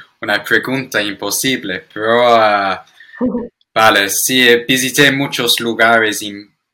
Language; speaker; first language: Spanish; non-native, learner; English